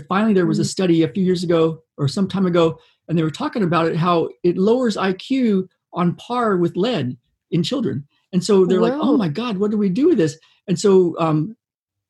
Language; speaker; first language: English; native; English